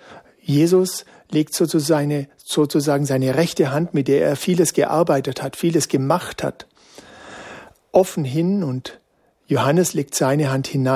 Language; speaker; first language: German; native; German